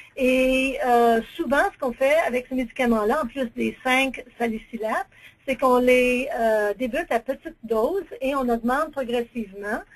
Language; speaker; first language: French; native; French